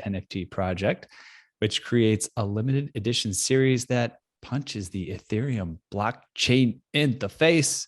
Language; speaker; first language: English; native; English